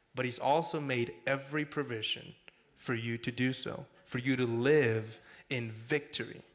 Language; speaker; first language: English; non-native, fluent; Spanish